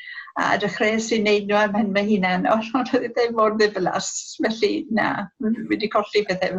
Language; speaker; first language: Welsh; non-native, local second language; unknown